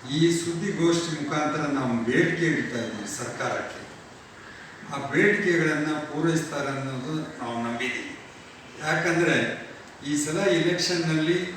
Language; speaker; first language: Kannada; non-native, local second language; Lambadi